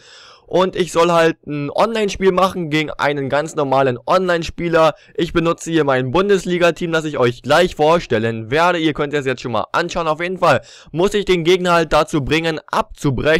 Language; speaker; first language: German; native; German